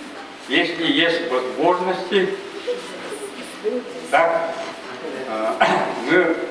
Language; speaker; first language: Russian; non-native, local second language; Yakut